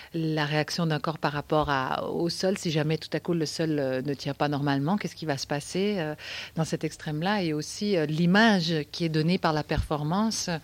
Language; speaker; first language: French; native; French